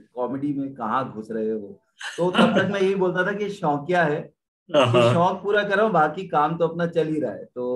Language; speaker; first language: Hindi; native; Hindi